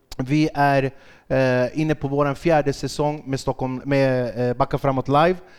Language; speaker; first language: Swedish; early bilingual, other home language; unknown